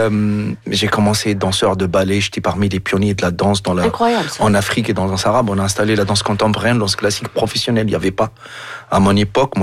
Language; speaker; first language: French; non-native, local second language; Arabic